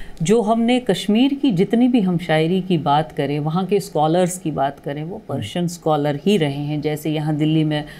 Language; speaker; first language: Hindi; non-native, local second language; Kashmiri